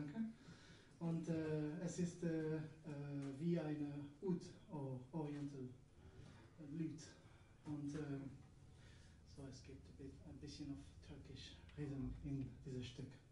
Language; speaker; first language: German; non-native, learner; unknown